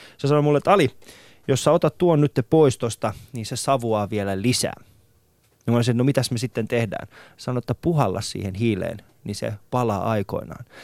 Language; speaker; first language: Finnish; non-native, fluent; Persian